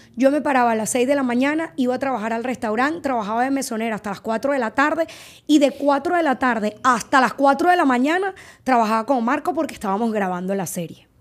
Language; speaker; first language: Spanish; native; Spanish